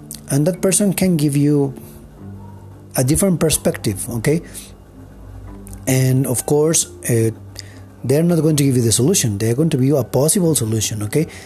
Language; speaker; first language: English; non-native, fluent; Spanish